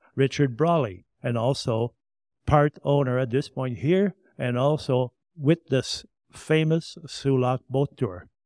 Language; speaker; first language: English; non-native, fluent; French